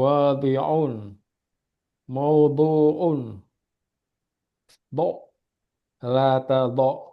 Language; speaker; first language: Arabic; non-native, learner; Indonesian